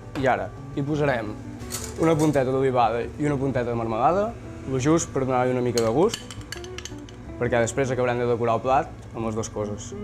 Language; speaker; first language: Catalan; native; Catalan